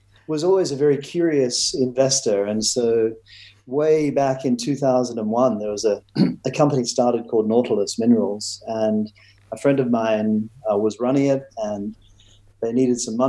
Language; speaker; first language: English; native; English